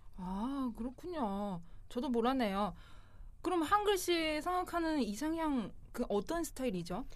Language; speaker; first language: Korean; non-native, fluent; Chinese